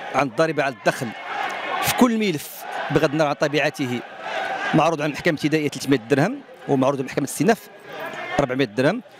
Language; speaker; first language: Arabic; native; Arabic